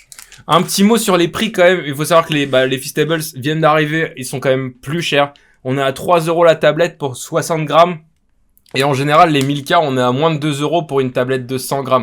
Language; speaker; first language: French; native; French